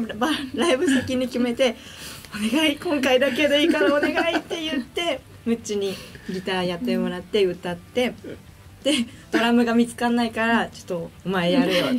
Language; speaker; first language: Japanese; native; Japanese